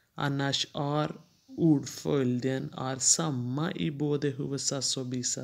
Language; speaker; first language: Swedish; non-native, fluent; Urdu